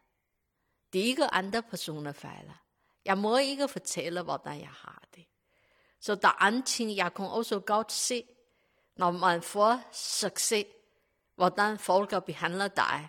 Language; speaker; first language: Danish; non-native, learner; Chinese